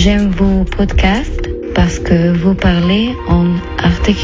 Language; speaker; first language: French; non-native, learner; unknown